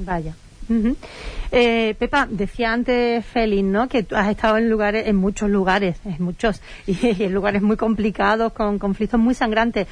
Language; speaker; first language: Spanish; native; Spanish